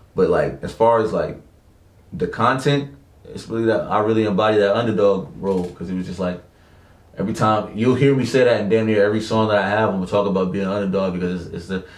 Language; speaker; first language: English; native; English